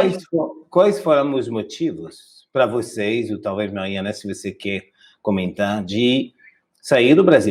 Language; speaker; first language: Portuguese; non-native, fluent; French